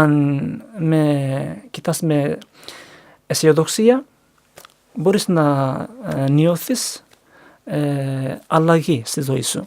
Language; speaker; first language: Greek; non-native, learner; Turkish